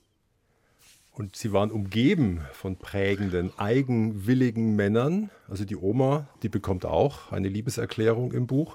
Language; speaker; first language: German; native; German